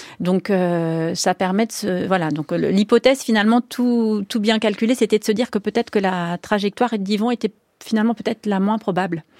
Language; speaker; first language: French; native; French